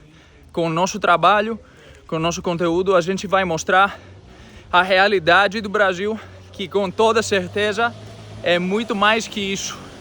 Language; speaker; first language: Portuguese; non-native, fluent; Greek